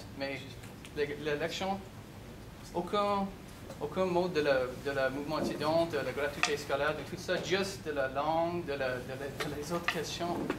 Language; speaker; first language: French; non-native, learner; English